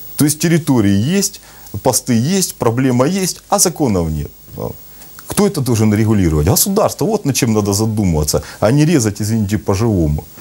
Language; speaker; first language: Russian; native; Russian